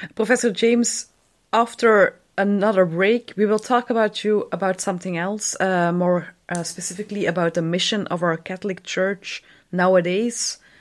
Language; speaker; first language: English; non-native, fluent; Dutch